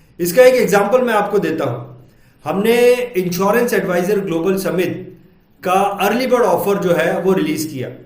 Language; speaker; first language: Hindi; native; Hindi